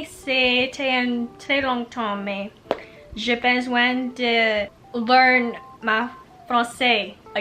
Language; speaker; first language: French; non-native, learner; English